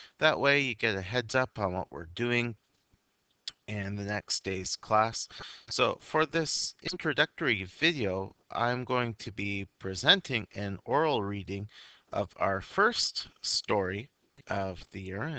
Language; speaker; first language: English; native; English